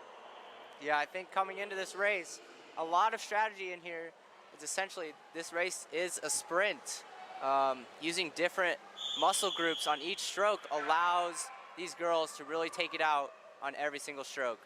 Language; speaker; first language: English; native; English